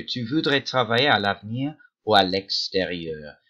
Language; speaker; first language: French; non-native, fluent; English